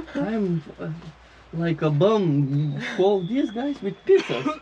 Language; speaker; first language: English; non-native, learner; Lithuanian